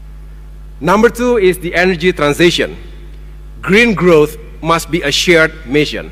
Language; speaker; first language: English; non-native, fluent; Indonesian